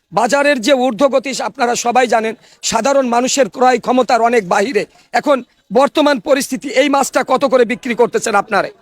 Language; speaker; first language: Bangla; native; Bangla